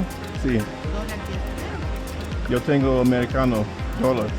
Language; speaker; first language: Spanish; non-native, learner; English